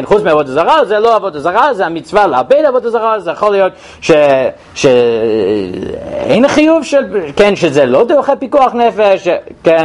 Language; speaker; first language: Hebrew; non-native, fluent; English